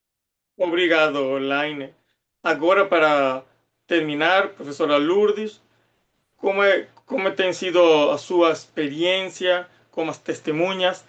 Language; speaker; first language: Portuguese; non-native, fluent; Spanish